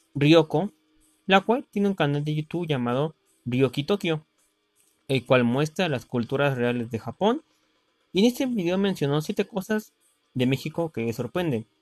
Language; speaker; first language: Spanish; native; Spanish